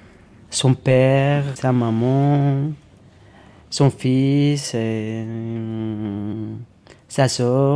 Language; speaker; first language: French; non-native, learner; Arabic